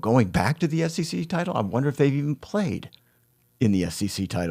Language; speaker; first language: English; native; English